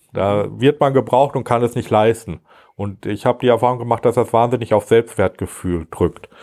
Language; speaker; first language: German; native; German